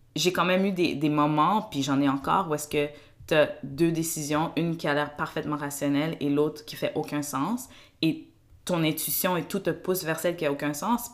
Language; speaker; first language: French; early bilingual, other home language; Kinyarwanda